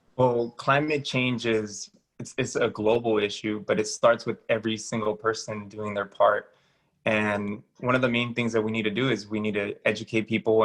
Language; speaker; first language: English; early bilingual, other home language; Spanish